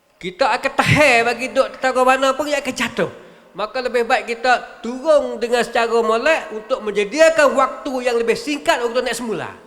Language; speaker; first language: Malay; native; Malay